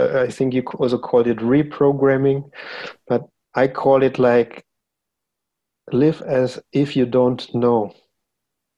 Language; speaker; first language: English; non-native, fluent; German